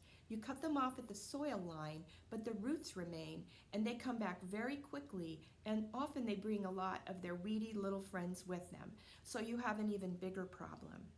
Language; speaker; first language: English; native; English